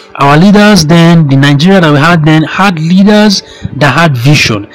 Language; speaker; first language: English; non-native, local second language; Yoruba